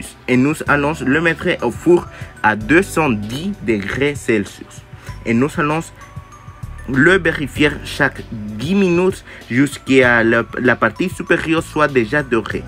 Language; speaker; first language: French; non-native, learner; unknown